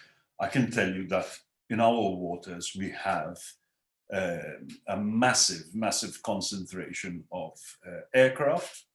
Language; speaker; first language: English; non-native, local second language; Maltese